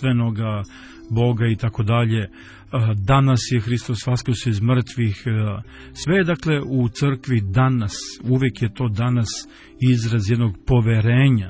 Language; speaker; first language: Serbian; native; Serbian